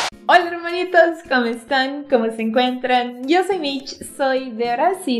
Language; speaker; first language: Spanish; non-native, fluent; Portuguese